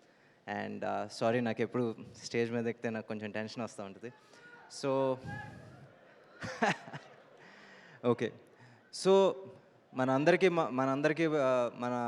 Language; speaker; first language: Telugu; native; Telugu